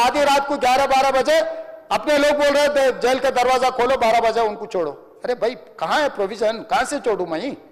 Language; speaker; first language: Hindi; non-native, local second language; Telugu